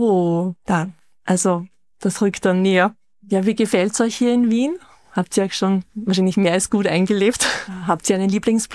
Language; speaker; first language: German; native; German